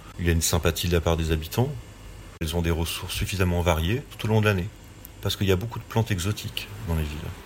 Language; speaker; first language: French; native; French